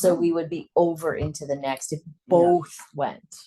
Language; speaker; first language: English; native; English